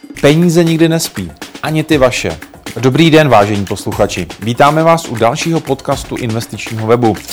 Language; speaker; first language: Czech; native; Czech